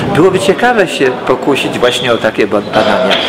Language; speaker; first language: Polish; native; Polish